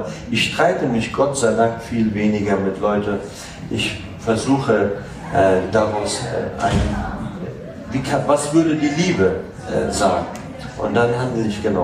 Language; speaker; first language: German; non-native, fluent; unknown